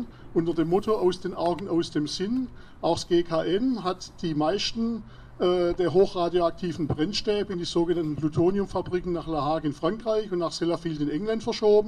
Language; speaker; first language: German; native; German